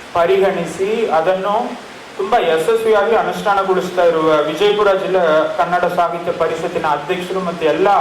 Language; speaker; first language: Kannada; non-native, local second language; Tamil